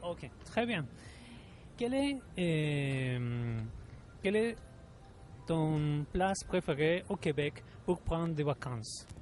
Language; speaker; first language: French; non-native, learner; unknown